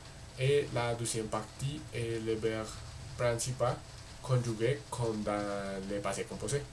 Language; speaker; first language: French; non-native, learner; Spanish